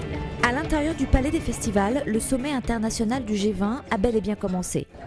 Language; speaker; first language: French; native; French